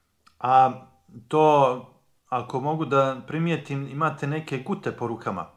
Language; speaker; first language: Croatian; native; Croatian